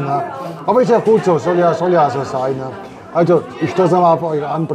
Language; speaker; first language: German; native; German